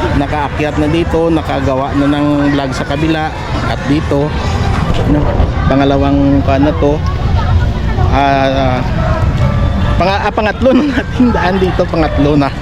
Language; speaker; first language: Filipino; non-native, local second language; Hiligaynon